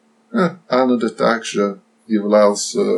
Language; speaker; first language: Russian; non-native, fluent; Slovak